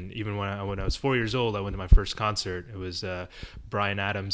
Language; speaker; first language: English; early bilingual, other home language; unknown